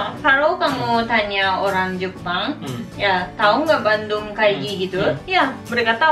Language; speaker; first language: Indonesian; non-native, learner; Japanese